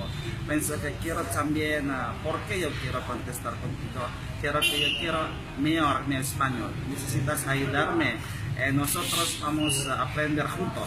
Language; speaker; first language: Spanish; non-native, learner; Indonesian